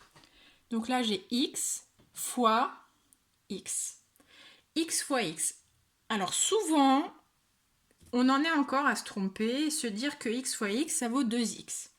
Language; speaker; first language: French; native; French